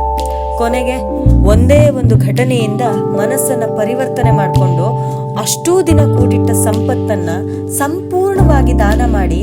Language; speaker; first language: Kannada; native; Kannada